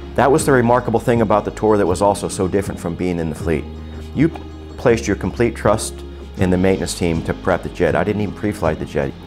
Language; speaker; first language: English; native; English